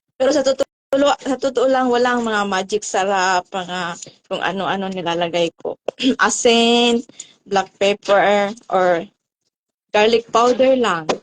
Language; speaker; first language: Filipino; non-native, local second language; Cebuano